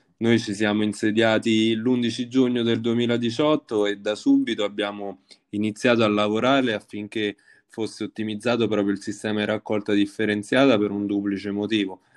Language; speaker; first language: Italian; native; Italian